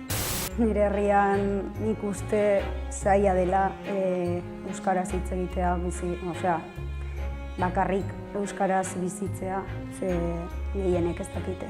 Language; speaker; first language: Basque; non-native, local second language; Spanish